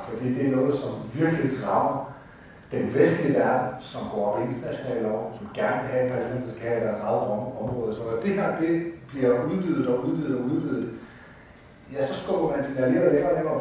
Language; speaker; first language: Danish; native; Danish